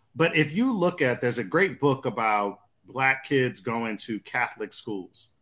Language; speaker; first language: English; native; English